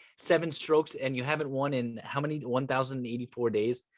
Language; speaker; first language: English; native; English